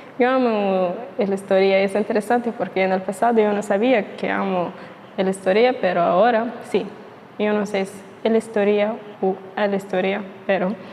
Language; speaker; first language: Spanish; non-native, learner; Arabic